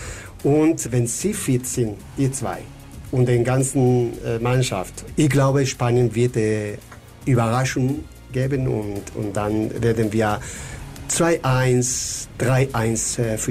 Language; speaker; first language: German; non-native, fluent; Spanish